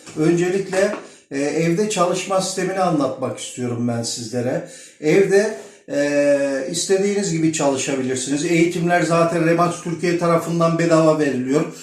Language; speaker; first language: Turkish; native; Turkish